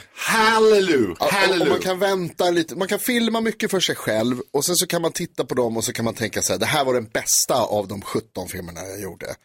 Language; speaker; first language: Swedish; native; Swedish